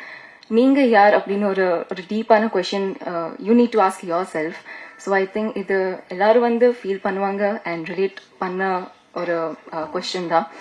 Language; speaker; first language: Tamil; non-native, fluent; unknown